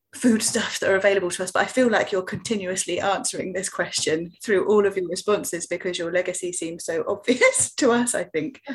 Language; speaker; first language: English; native; English